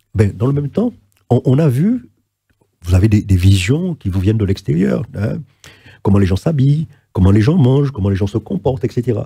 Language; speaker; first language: French; native; French